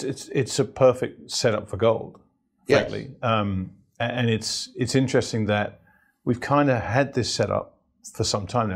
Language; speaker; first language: English; native; English